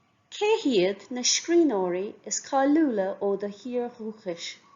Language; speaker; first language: Irish; non-native, local second language; English